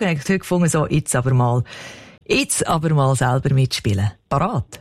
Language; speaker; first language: German; native; German